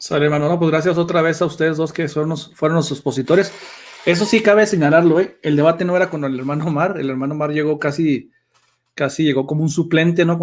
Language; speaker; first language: Spanish; native; Spanish